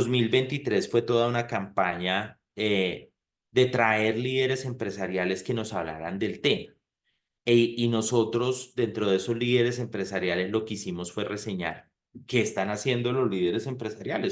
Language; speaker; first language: Spanish; native; Spanish